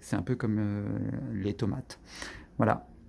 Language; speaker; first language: French; native; French